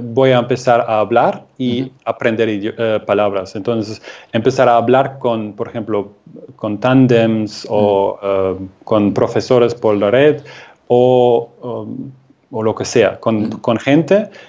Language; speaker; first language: Spanish; non-native, fluent; German